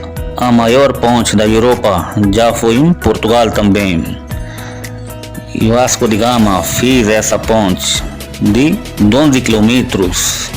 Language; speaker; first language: Portuguese; non-native, learner; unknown